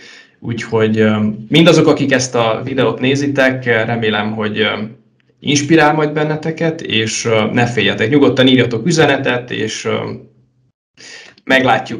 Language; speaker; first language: Hungarian; non-native, fluent; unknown